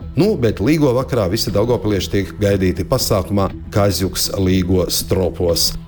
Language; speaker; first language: Latvian; non-native, local second language; Russian